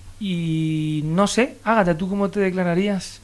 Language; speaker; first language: Spanish; native; Spanish